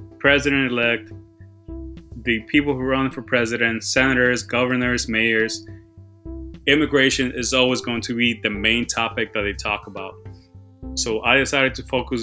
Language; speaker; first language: English; early bilingual, other home language; Spanish